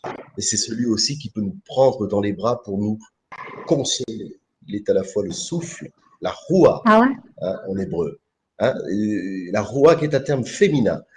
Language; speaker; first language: French; native; French